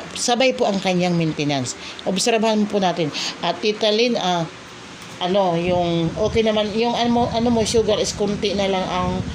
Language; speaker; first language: Filipino; non-native, local second language; Waray